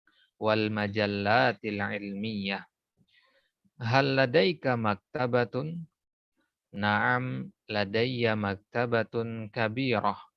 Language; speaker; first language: Arabic; non-native, fluent; Indonesian